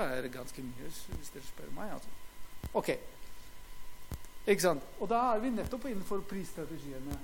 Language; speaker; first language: Norwegian; non-native, fluent; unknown